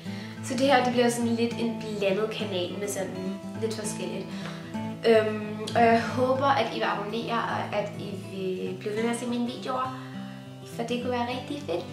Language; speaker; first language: Danish; native; Danish